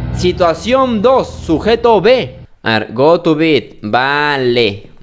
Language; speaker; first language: Spanish; native; Spanish